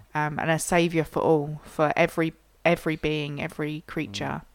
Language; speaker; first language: English; native; English